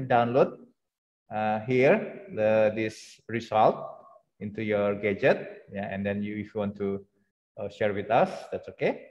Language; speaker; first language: English; non-native, fluent; Indonesian